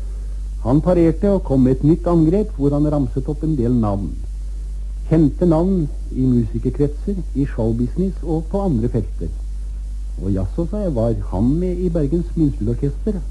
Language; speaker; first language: Norwegian; native; Norwegian